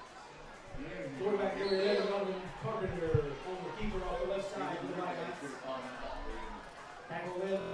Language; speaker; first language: English; native; English